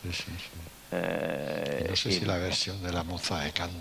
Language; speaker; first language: Spanish; native; Spanish